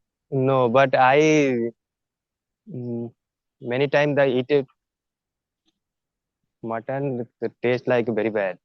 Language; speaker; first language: English; non-native, learner; Bangla